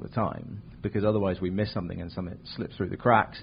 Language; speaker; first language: English; native; English